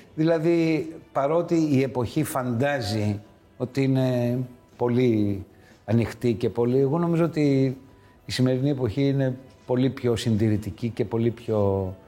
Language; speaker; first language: Greek; native; Greek